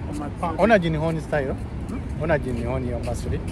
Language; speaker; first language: Japanese; non-native, learner; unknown